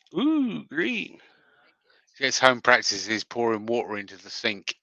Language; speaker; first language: English; native; English